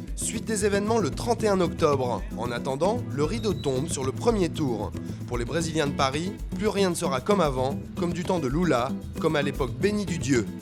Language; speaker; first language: French; native; French